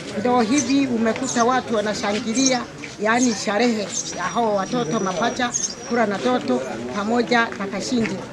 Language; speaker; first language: Swahili; non-native, local second language; Sukuma